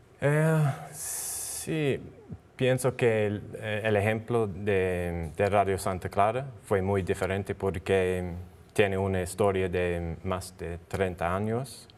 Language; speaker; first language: Spanish; non-native, learner; English